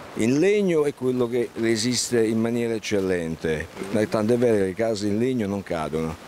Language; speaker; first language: Italian; native; Italian